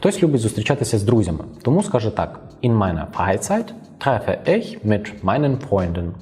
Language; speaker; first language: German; non-native, fluent; Ukrainian